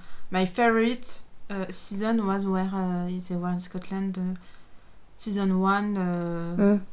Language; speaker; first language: English; non-native, learner; French